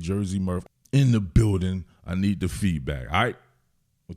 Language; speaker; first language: English; native; English